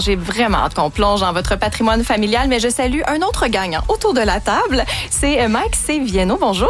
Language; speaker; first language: French; native; French